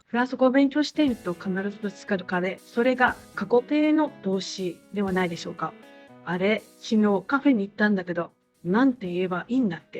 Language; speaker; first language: Japanese; native; Japanese